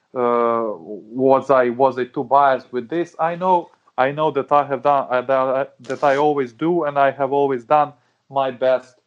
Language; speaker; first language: English; non-native, fluent; Serbian